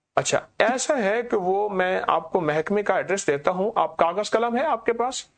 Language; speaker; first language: Urdu; native; Urdu